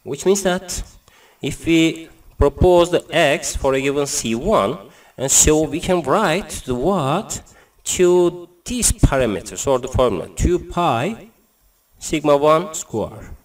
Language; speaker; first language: English; non-native, learner; Turkish